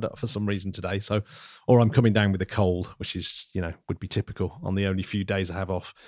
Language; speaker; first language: English; native; English